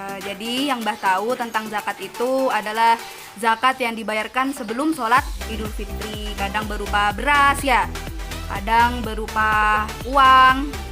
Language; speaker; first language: Indonesian; non-native, local second language; Madurese